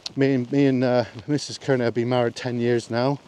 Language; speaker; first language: English; native; English